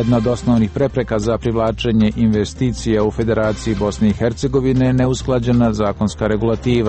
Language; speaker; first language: Serbian; native; Serbian